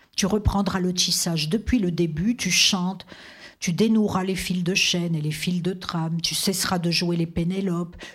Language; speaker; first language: French; native; French